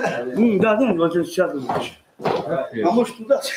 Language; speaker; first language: Russian; non-native, local second language; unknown